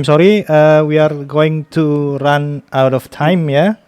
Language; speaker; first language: English; non-native, fluent; Indonesian